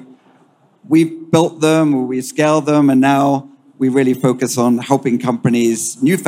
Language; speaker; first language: English; native; English